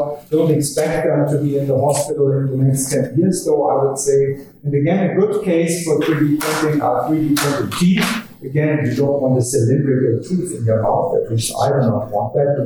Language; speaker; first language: English; non-native, fluent; German